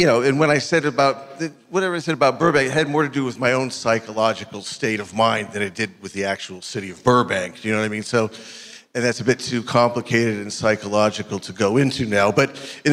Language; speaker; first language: English; native; English